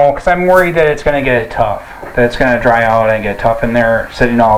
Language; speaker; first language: English; native; English